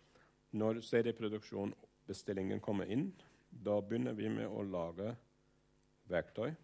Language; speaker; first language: Norwegian; non-native, fluent; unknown